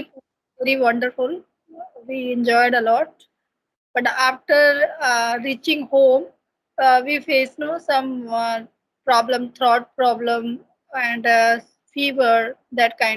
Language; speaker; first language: English; non-native, learner; Hindi